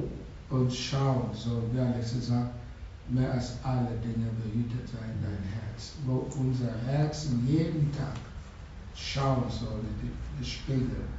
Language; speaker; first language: German; non-native, learner; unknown